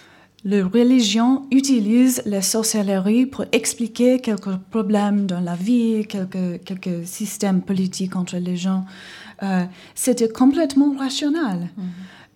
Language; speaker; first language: French; non-native, learner; English